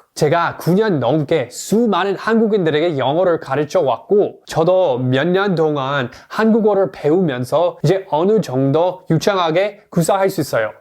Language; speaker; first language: Korean; non-native, fluent; English